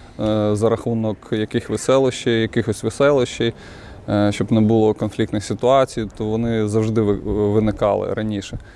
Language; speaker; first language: Ukrainian; non-native, local second language; Russian